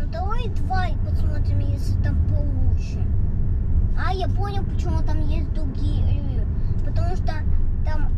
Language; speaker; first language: Russian; early bilingual, heritage; Russian